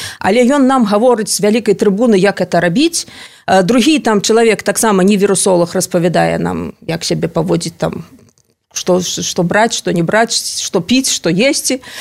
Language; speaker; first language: Belarusian; non-native, local second language; Russian